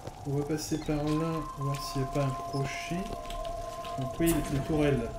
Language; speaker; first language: French; native; French